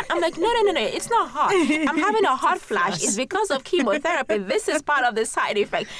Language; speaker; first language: English; non-native, local second language; Yoruba